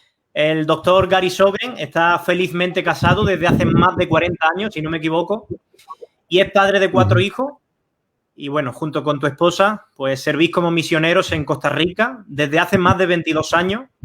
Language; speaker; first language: Spanish; native; Spanish